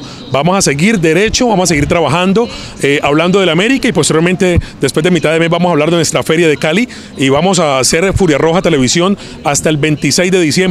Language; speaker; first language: Spanish; native; Spanish